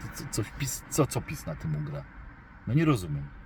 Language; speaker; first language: Polish; native; Polish